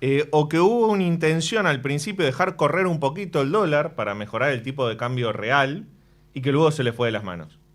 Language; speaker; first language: Spanish; native; Spanish